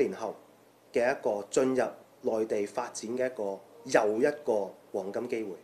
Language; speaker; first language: Chinese; non-native, local second language; Cantonese